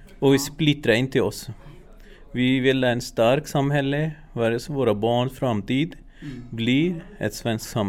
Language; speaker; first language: Swedish; non-native, fluent; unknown